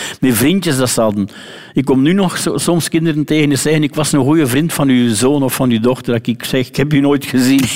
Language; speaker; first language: Dutch; native; Dutch